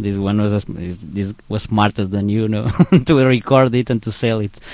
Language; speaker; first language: English; non-native, learner; Spanish